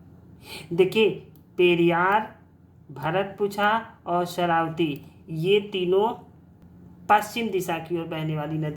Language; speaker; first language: Hindi; native; Hindi